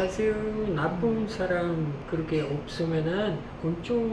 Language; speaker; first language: Korean; non-native, learner; Portuguese